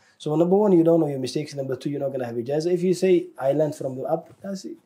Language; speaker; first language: English; non-native, fluent; Somali